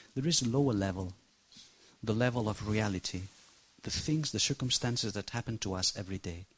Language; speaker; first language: English; non-native, fluent; Spanish